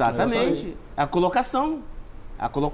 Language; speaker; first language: Portuguese; native; Portuguese